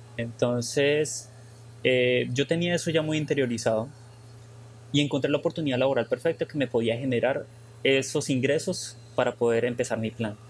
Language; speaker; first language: Spanish; native; Spanish